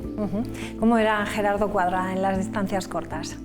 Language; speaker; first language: Spanish; native; Spanish